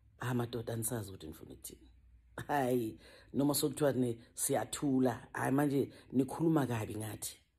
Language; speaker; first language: Zulu; native; Zulu